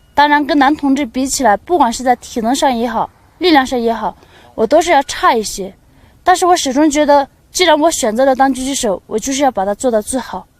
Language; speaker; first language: Chinese; non-native, local second language; Tibetan